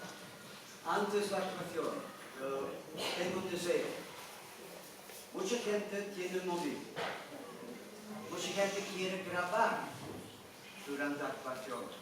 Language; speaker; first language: Spanish; non-native, learner; Dutch